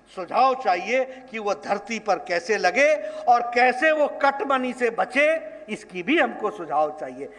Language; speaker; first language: Hindi; native; Hindi